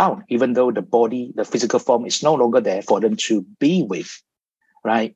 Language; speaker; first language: English; non-native, local second language; Cantonese